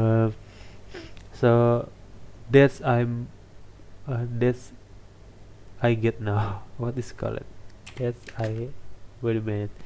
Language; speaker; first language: English; non-native, learner; Indonesian